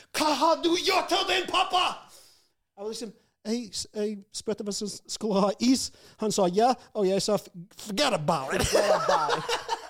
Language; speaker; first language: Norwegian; non-native, fluent; English